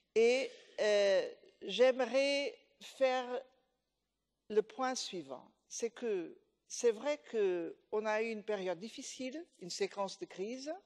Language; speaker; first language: French; non-native, fluent; Portuguese